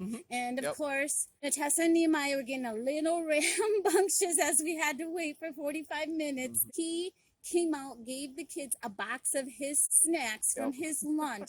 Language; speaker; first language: English; native; English